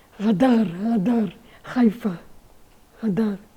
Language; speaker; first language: Hebrew; non-native, learner; Arabic